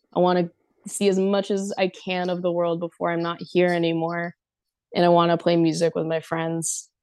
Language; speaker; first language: English; native; English